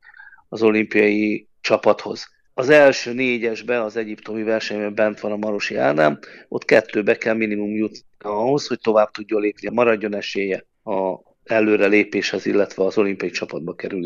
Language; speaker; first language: Hungarian; native; Hungarian